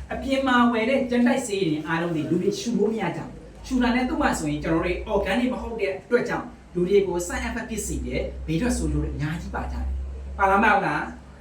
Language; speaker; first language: Burmese; native; Burmese